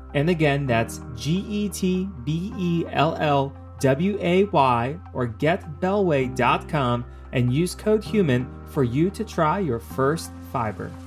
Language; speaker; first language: English; native; English